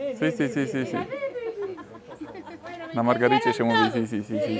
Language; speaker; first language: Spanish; non-native, learner; Polish